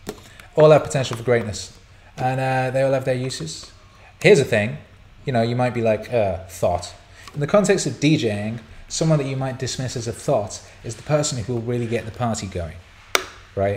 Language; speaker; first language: English; native; English